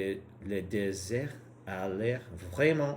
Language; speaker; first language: French; non-native, learner; English